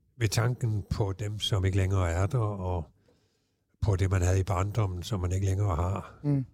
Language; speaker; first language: Danish; native; Danish